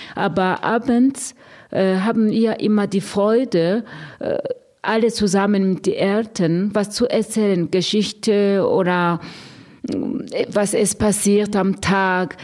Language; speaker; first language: German; non-native, fluent; Rundi